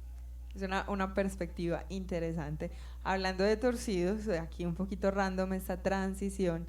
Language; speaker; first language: Spanish; native; Spanish